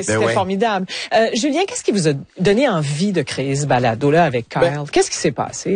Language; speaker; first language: French; native; French